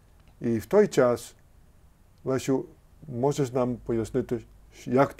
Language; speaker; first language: Ukrainian; early bilingual, heritage; Ukrainian